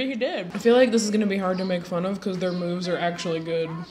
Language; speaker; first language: English; native; English